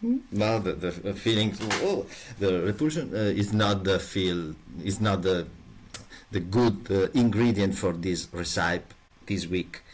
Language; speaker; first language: English; non-native, learner; Italian